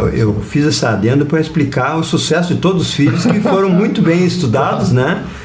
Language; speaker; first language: Portuguese; native; Portuguese